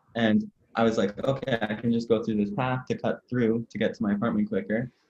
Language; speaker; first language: English; native; English